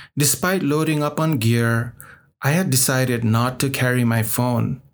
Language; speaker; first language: English; non-native, local second language; Nepali